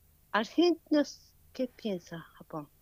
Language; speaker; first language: Spanish; non-native, learner; Japanese